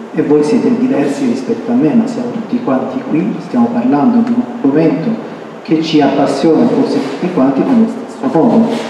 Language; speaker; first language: Italian; non-native, fluent; Armenian